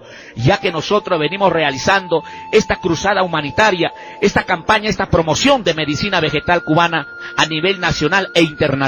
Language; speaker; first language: Spanish; native; Spanish